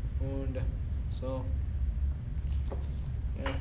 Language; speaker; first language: German; non-native, learner; English